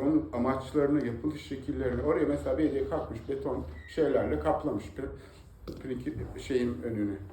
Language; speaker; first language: Turkish; native; Turkish